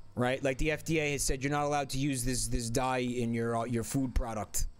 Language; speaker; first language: English; native; English